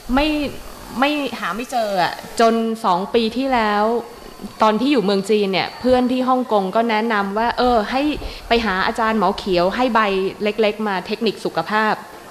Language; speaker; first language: Thai; native; Thai